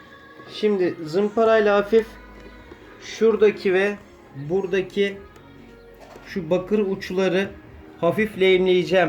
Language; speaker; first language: Turkish; native; Turkish